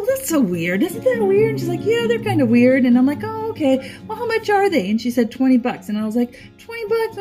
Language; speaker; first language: English; non-native, fluent; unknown